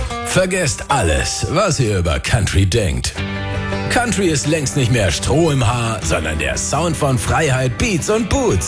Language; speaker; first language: German; native; German